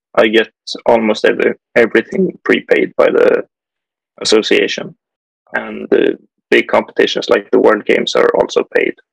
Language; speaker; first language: English; non-native, fluent; Swedish